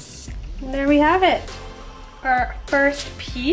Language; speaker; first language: English; native; English